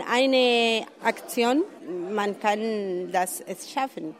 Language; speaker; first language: German; non-native, learner; Spanish